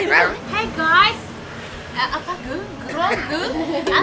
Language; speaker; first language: Indonesian; non-native, learner; Japanese